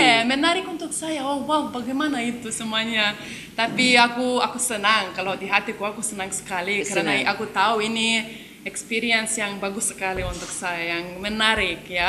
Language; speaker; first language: Indonesian; non-native, learner; Lithuanian